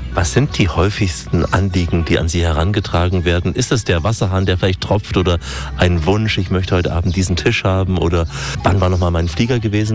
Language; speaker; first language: German; native; German